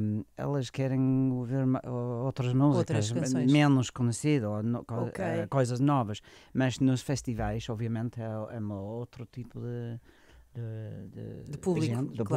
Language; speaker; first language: Portuguese; non-native, learner; English